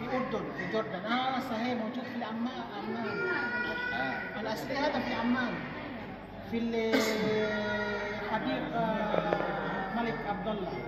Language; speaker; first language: Arabic; non-native, fluent; Indonesian